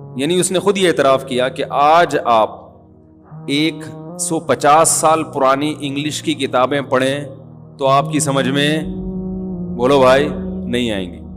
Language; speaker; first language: Urdu; native; Urdu